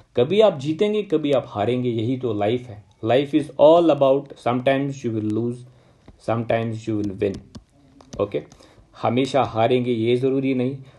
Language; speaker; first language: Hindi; non-native, local second language; Kashmiri